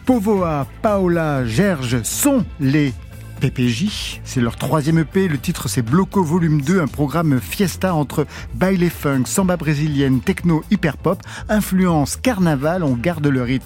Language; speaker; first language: French; native; French